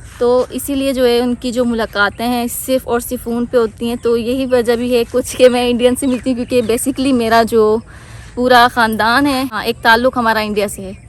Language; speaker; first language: Urdu; native; Urdu